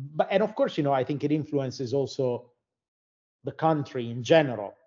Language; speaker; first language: English; non-native, fluent; Italian